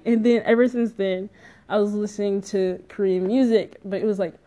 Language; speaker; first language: English; native; English